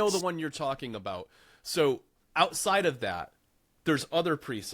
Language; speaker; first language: English; native; English